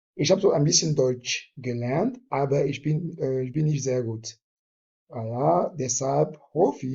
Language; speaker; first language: German; non-native, fluent; French